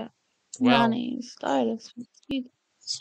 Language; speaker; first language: English; native; English